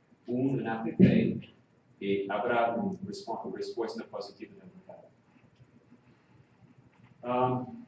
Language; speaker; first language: Spanish; non-native, fluent; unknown